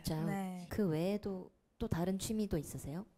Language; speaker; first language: Korean; native; Korean